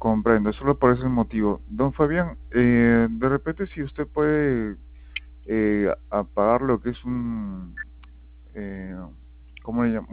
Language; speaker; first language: Spanish; native; Spanish